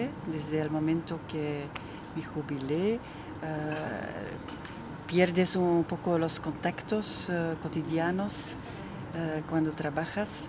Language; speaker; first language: Spanish; non-native, fluent; Dutch